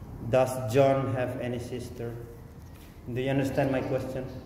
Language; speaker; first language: English; non-native, fluent; Indonesian